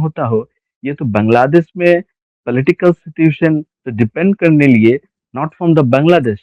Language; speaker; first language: Hindi; non-native, learner; Bangla